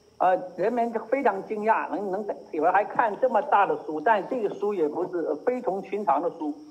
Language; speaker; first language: Chinese; native; Chinese